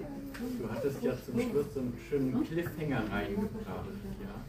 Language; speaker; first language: German; native; German